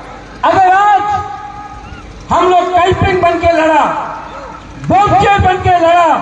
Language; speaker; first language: Hindi; non-native, local second language; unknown